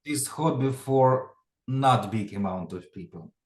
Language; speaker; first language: English; non-native, fluent; Ukrainian